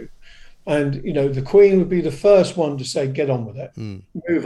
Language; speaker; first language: English; native; English